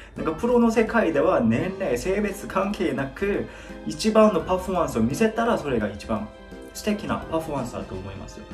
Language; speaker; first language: Japanese; non-native, fluent; Korean